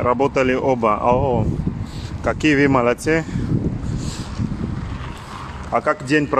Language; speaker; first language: Russian; non-native, learner; French